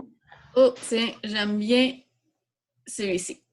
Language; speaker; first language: French; native; French